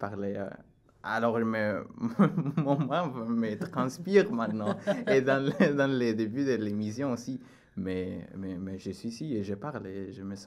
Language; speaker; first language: French; non-native, learner; Spanish